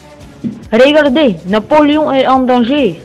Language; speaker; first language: French; non-native, learner; Dutch